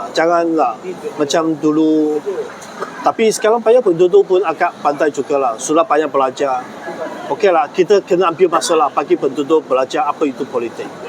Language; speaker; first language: Malay; non-native, local second language; Chinese